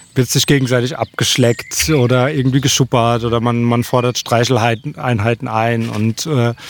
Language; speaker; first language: German; native; German